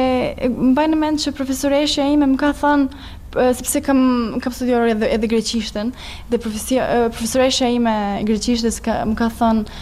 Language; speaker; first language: Albanian; non-native, learner; Serbian